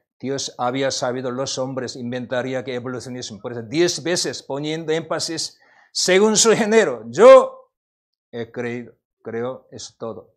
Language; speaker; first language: Spanish; non-native, learner; Korean